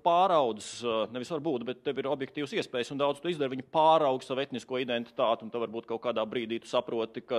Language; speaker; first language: Latvian; native; Latvian